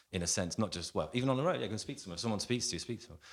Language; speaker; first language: English; native; English